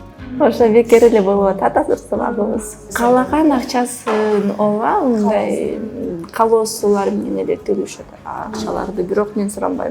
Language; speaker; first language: Kyrgyz; non-native, fluent; Russian